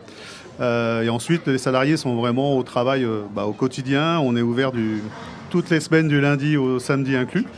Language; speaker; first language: French; native; French